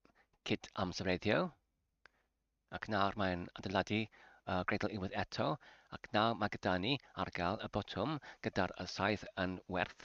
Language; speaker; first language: Welsh; non-native, learner; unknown